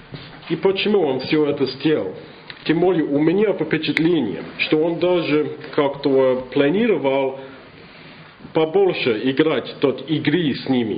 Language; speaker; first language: Russian; non-native, fluent; English